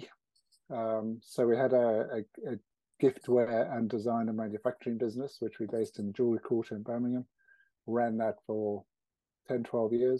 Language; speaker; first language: English; native; English